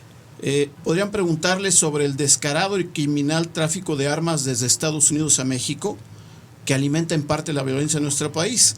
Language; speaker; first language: Spanish; native; Spanish